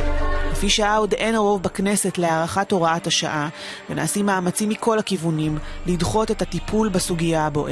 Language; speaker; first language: Hebrew; native; Hebrew